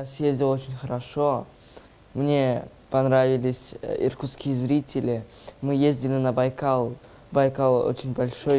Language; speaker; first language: Russian; non-native, local second language; Bashkir